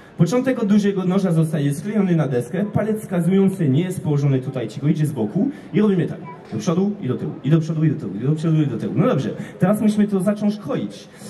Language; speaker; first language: Polish; non-native, fluent; French